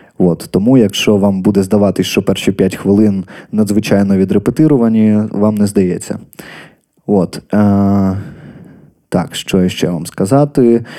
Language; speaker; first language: Ukrainian; native; Ukrainian